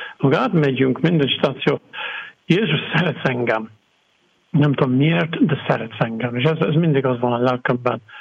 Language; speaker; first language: Hungarian; non-native, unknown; English